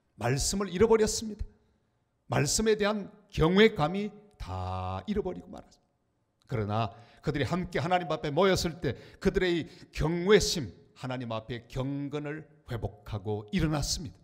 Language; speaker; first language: Korean; native; Korean